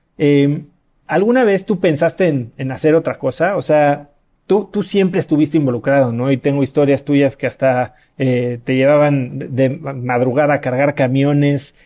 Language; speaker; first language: Spanish; native; Spanish